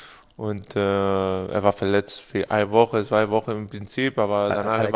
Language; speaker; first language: German; non-native, learner; Spanish